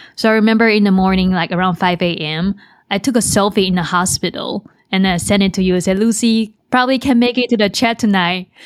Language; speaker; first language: English; non-native, fluent; Chinese